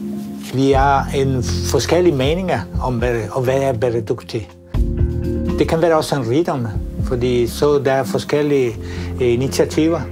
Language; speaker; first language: Danish; non-native, fluent; Italian